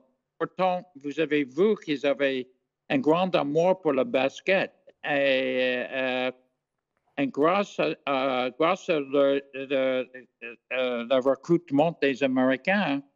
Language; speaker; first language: French; non-native, fluent; English